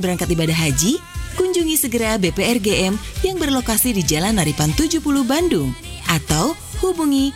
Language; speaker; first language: Indonesian; native; Indonesian